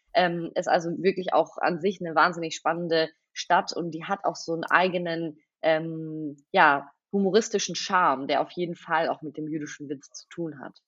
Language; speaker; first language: German; native; German